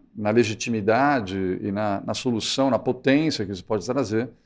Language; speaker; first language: Portuguese; early bilingual, other home language; Spanish